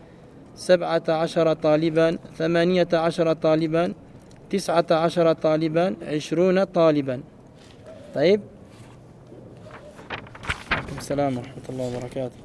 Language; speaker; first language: Arabic; non-native, fluent; French